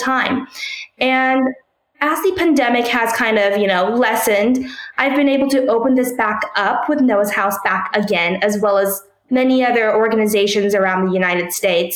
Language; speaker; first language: English; early bilingual, other home language; Korean